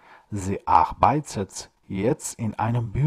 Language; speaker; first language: German; non-native, fluent; Persian